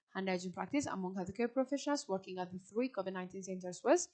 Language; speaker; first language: English; non-native, local second language; Amharic